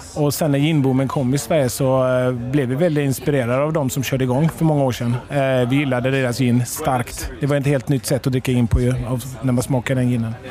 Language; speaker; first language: Swedish; native; Swedish